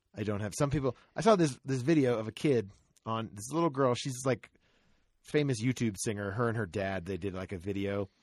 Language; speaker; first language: English; native; English